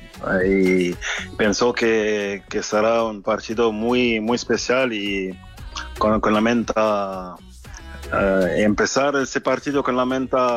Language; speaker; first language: Spanish; non-native, fluent; French